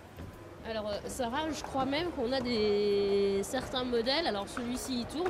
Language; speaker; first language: French; native; French